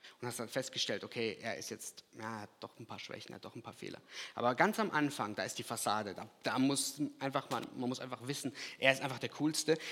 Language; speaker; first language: German; early bilingual, other home language; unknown